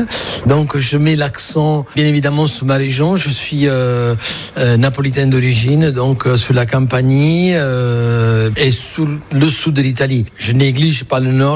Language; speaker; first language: French; non-native, fluent; Italian